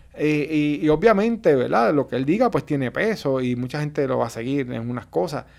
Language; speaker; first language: Spanish; native; Spanish